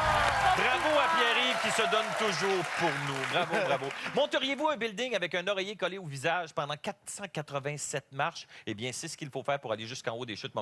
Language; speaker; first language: French; native; French